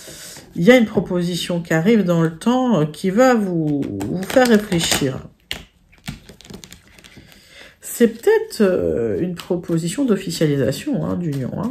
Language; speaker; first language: French; native; French